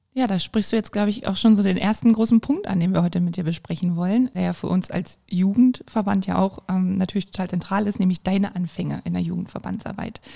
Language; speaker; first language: German; native; German